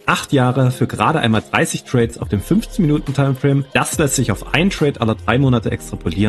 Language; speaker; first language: German; native; German